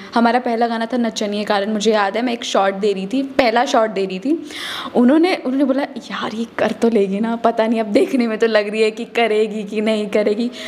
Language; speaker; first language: Hindi; native; Hindi